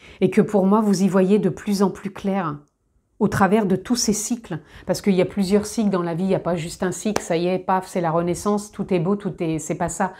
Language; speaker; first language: French; native; French